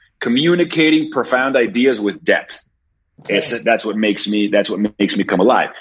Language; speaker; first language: English; early bilingual, other home language; Spanish